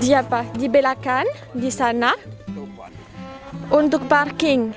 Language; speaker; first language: Indonesian; non-native, learner; French